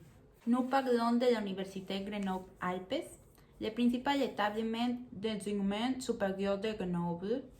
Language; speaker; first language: French; non-native, learner; Spanish